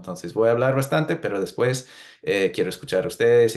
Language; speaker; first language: Spanish; non-native, fluent; English